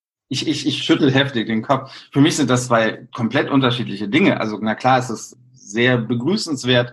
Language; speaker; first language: German; native; German